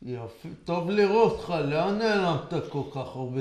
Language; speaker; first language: Hebrew; native; Hebrew